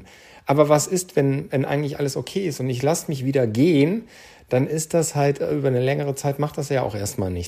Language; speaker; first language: German; native; German